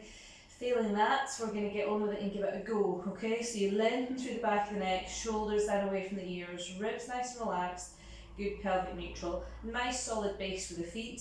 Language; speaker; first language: English; native; English